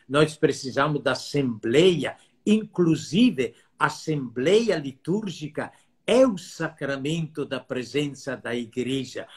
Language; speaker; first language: Portuguese; non-native, fluent; Italian